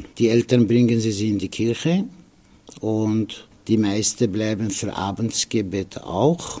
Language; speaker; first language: German; non-native, fluent; Aramaic